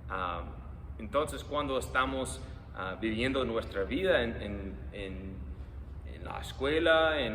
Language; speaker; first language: Spanish; non-native, fluent; English